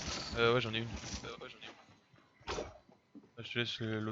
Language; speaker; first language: French; native; French